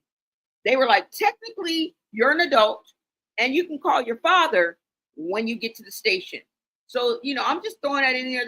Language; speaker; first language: English; native; English